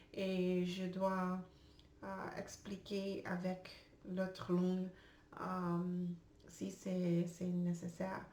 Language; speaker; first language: French; non-native, learner; English